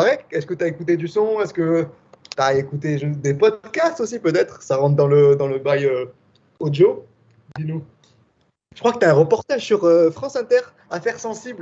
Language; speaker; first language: French; native; French